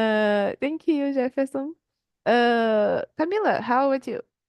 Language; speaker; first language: English; non-native, learner; Portuguese